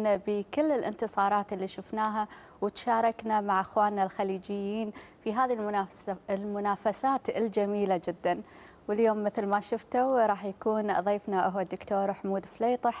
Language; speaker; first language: Arabic; native; Arabic